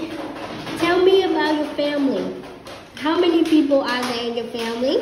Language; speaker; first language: English; non-native, fluent; Vietnamese